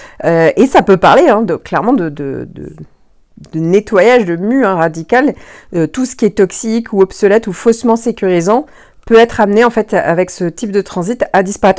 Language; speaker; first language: French; native; French